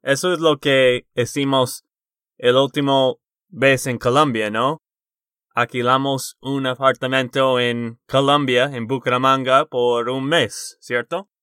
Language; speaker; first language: Spanish; non-native, fluent; English